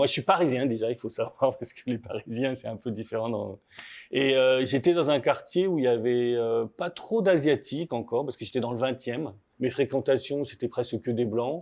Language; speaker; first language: French; native; French